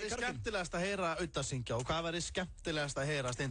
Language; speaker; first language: Icelandic; native; Icelandic